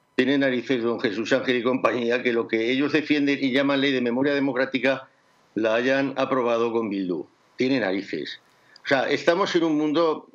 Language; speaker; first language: Spanish; native; Spanish